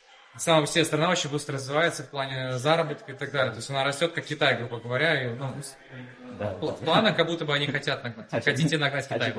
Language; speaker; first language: Russian; native; Russian